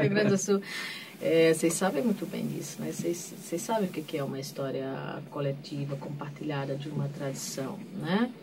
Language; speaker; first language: Portuguese; native; Portuguese